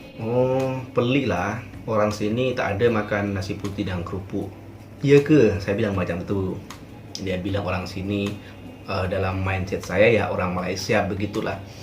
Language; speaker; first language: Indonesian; native; Indonesian